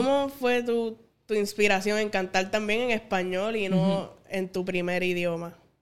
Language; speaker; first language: Spanish; native; Spanish